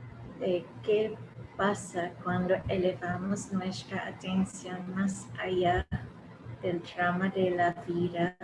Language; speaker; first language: Spanish; early bilingual, heritage; English